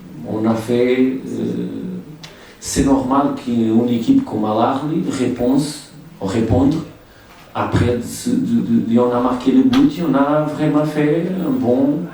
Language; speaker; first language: French; non-native, fluent; Portuguese